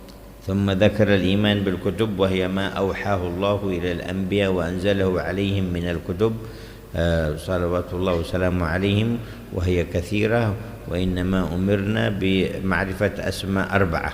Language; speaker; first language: Arabic; native; Arabic